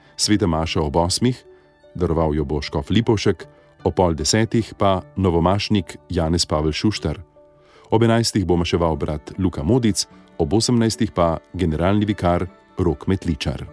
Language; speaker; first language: Slovenian; native; Slovenian